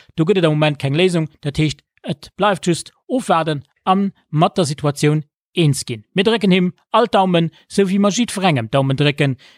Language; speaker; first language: Luxembourgish; native; Luxembourgish